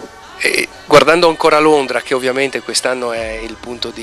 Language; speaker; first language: Italian; native; Italian